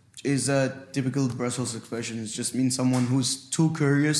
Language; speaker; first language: English; non-native, fluent; French